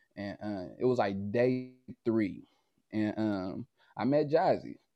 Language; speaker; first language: English; native; English